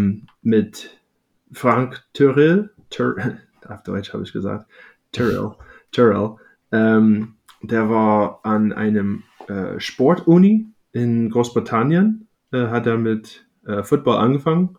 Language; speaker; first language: German; non-native, fluent; English